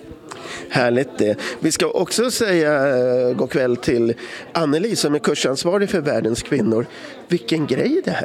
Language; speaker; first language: Swedish; native; Swedish